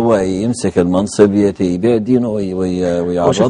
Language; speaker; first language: Arabic; native; Arabic